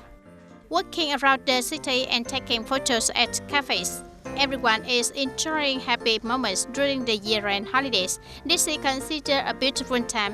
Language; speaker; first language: English; non-native, fluent; Vietnamese